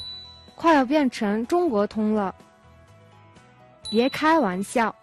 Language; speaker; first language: Chinese; non-native, fluent; Mongolian